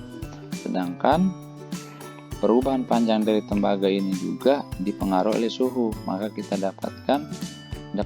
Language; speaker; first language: Indonesian; native; Indonesian